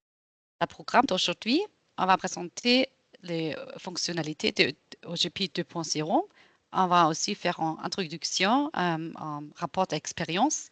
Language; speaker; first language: French; non-native, local second language; German